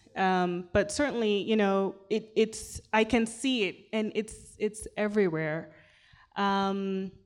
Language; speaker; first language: English; non-native, local second language; Swahili